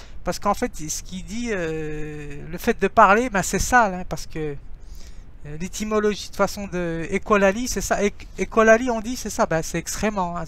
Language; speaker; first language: French; non-native, fluent; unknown